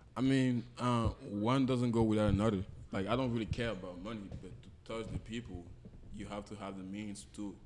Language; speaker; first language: English; non-native, local second language; French